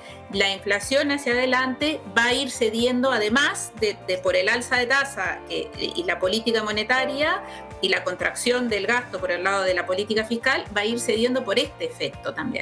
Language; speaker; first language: Spanish; native; Spanish